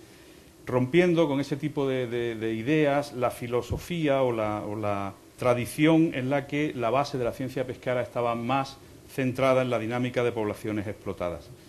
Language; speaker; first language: Spanish; native; Spanish